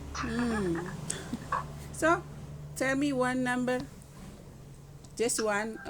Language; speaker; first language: English; non-native, learner; Indonesian